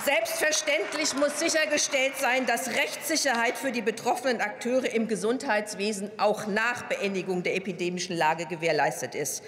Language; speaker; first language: German; native; German